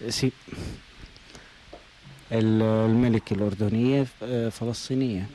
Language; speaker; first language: Italian; non-native, learner; Arabic